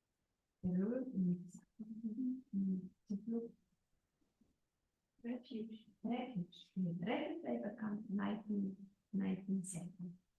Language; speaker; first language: English; non-native, learner; Polish